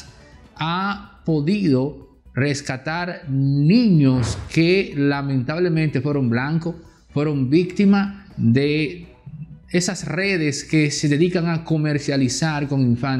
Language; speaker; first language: Spanish; native; Spanish